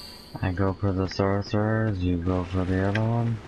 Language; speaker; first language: English; native; English